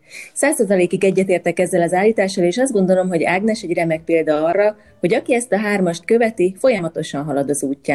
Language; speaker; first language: Hungarian; native; Hungarian